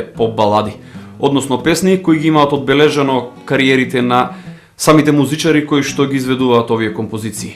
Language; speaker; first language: Macedonian; native; Macedonian